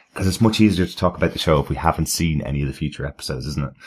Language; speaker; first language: English; native; English